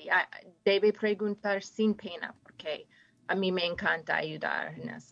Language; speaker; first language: Spanish; non-native, fluent; English